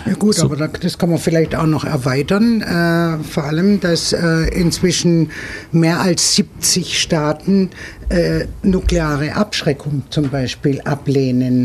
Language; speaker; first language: German; native; German